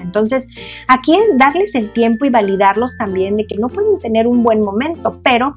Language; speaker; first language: Spanish; native; Spanish